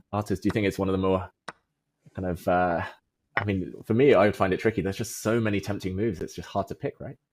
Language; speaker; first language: English; native; English